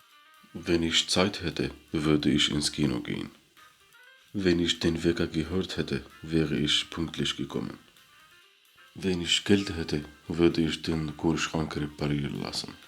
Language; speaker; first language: German; non-native, fluent; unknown